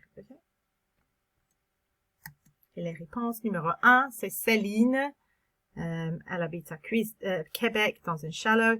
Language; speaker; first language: French; non-native, fluent; English